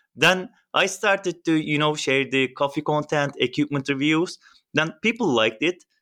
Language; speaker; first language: English; non-native, fluent; Turkish